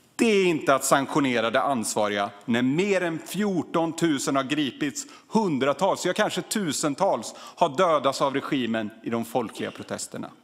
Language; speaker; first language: Swedish; native; Swedish